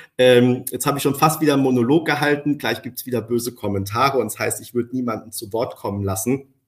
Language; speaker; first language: German; early bilingual, other home language; Spanish